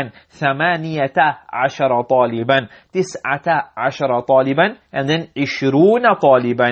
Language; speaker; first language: Arabic; non-native, fluent; English